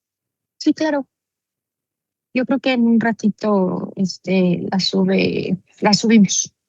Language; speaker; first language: Spanish; native; Spanish